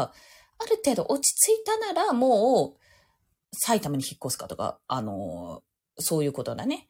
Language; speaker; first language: Japanese; native; Japanese